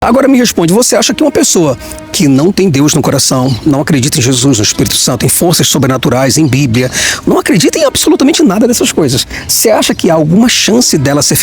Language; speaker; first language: Portuguese; native; Portuguese